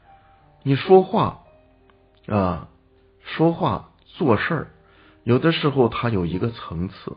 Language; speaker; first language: Chinese; native; Chinese